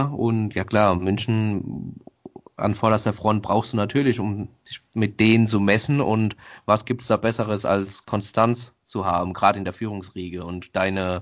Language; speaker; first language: German; native; German